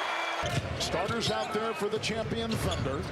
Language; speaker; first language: English; native; English